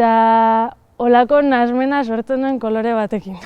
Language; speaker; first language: Basque; native; Basque